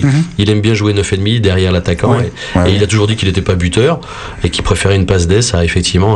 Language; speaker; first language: French; native; French